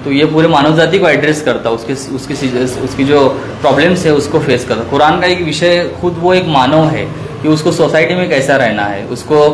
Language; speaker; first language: Hindi; non-native, local second language; Marathi